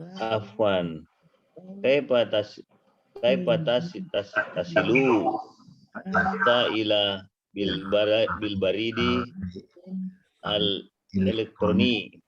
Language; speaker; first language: Arabic; non-native, learner; Indonesian